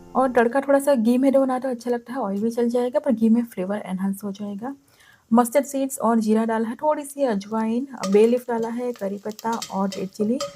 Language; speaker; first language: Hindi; non-native, local second language; Gujarati